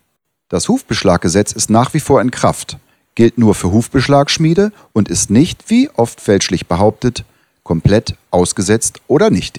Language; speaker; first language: German; native; German